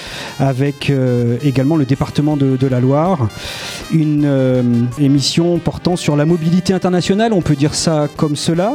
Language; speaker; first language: French; native; French